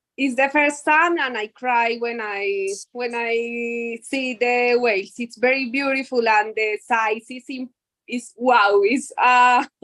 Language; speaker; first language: English; non-native, learner; Spanish